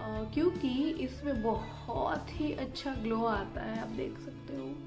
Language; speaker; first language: Hindi; non-native, local second language; Gujarati